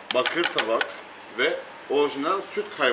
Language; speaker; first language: Turkish; native; Turkish